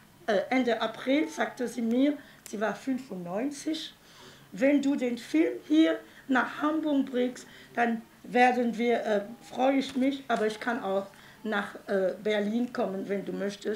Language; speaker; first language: German; non-native, fluent; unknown